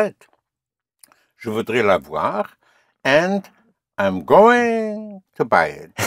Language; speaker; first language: French; non-native, fluent; English